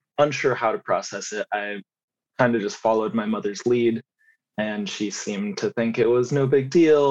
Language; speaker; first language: English; native; English